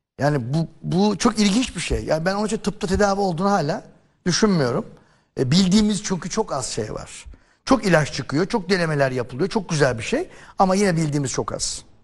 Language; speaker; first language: Turkish; native; Turkish